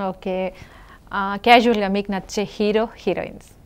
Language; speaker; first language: Telugu; native; Telugu